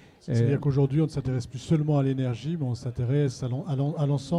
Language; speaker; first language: French; native; French